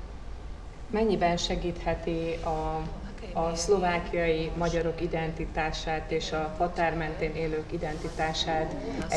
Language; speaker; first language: Hungarian; native; Hungarian